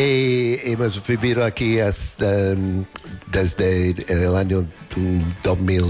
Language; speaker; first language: Spanish; non-native, learner; English